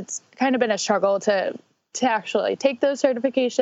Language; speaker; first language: English; native; English